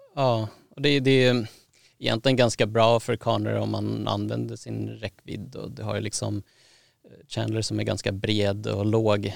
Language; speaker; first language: Swedish; native; Swedish